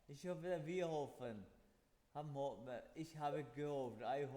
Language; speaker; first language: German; non-native, fluent; Urdu